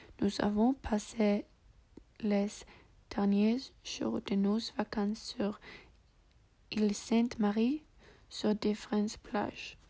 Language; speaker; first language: French; non-native, learner; English